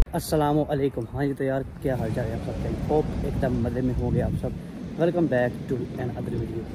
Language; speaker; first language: Urdu; non-native, local second language; Punjabi